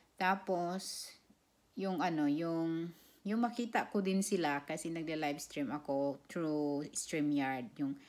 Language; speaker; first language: Filipino; non-native, local second language; Cebuano